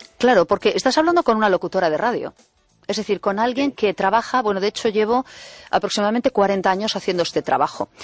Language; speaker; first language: Spanish; native; Spanish